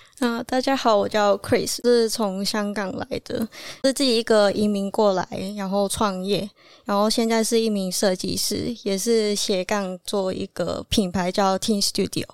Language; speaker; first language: Chinese; non-native, local second language; Cantonese